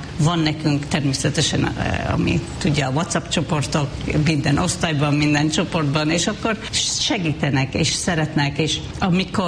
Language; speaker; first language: Hungarian; non-native, fluent; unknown